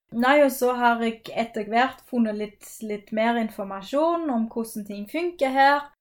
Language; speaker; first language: Norwegian; non-native, fluent; German